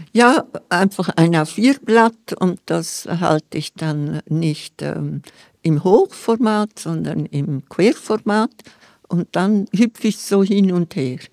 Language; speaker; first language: German; non-native, fluent; Romansh